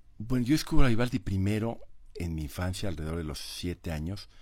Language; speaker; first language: Spanish; native; Spanish